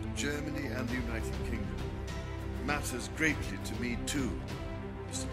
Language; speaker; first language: English; native; English